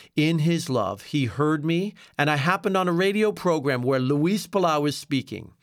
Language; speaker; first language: English; native; English